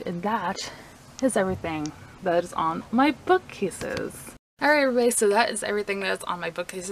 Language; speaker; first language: English; native; English